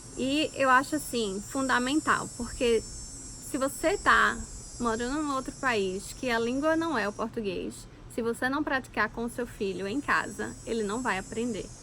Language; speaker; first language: Portuguese; native; Portuguese